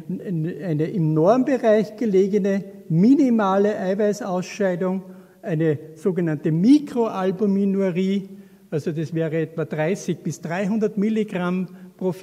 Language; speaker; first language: German; native; German